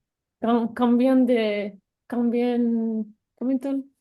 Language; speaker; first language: French; non-native, learner; English